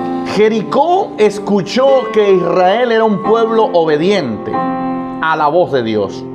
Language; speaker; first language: Spanish; native; Spanish